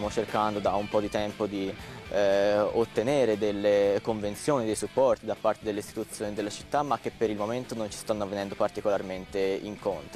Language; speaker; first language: Italian; native; Italian